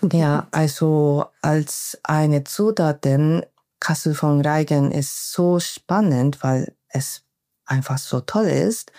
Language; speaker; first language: German; non-native, learner; Japanese